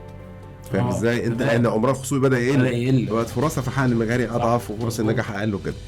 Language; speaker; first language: Arabic; native; Arabic